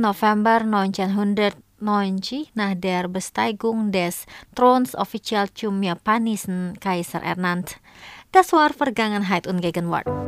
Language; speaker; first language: German; non-native, fluent; Indonesian